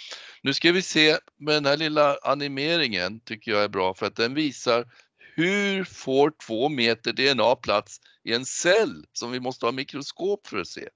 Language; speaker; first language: Swedish; native; Swedish